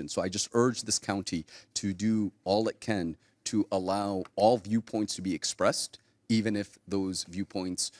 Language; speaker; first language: English; native; English